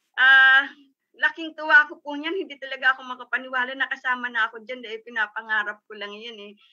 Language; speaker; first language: Filipino; native; Filipino